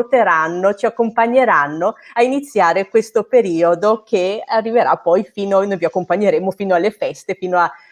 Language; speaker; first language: Italian; native; Italian